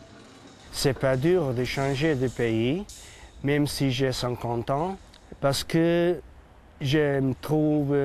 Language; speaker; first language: French; non-native, learner; Portuguese